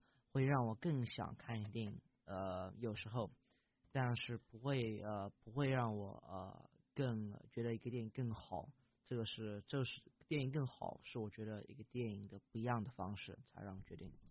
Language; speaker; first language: Chinese; early bilingual, heritage; English